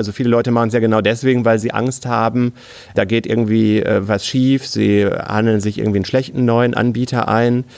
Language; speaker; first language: German; native; German